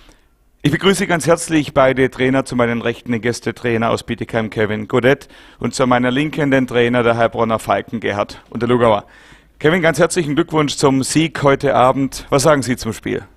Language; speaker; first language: German; native; German